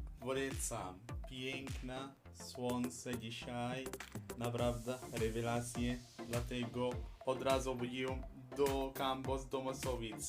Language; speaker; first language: Polish; non-native, learner; Arabic